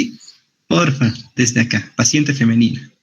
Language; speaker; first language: Spanish; native; Spanish